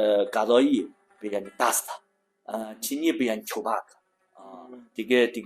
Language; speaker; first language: Persian; non-native, learner; Chinese